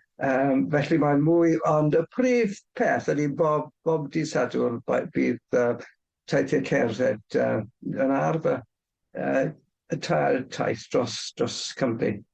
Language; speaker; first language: Welsh; non-native, fluent; English